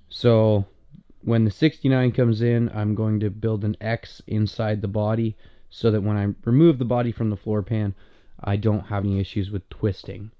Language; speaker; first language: English; native; English